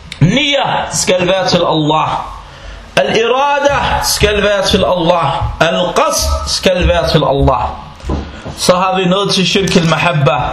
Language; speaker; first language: Danish; non-native, fluent; Arabic